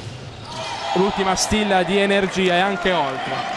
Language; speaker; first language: Italian; native; Italian